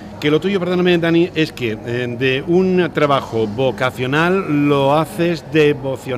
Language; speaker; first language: Spanish; native; Spanish